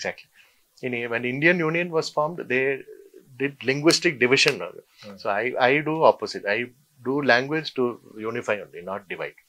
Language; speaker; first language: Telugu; non-native, learner; Malayalam